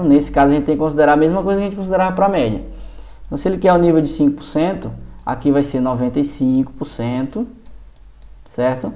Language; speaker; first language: Portuguese; native; Portuguese